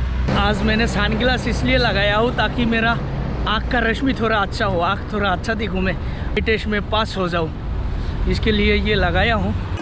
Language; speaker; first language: Hindi; non-native, local second language; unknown